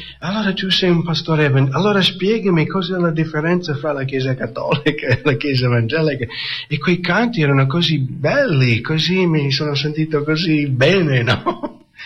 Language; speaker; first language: Italian; non-native, fluent; English